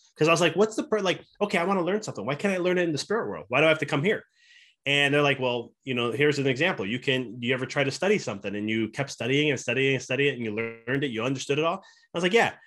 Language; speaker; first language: English; native; English